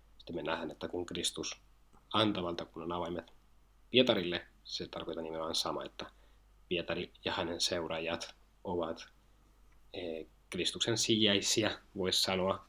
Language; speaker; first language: Finnish; non-native, fluent; Spanish